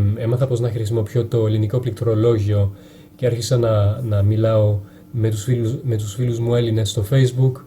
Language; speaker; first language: Greek; non-native, fluent; French